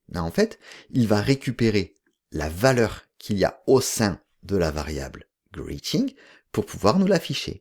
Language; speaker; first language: French; native; French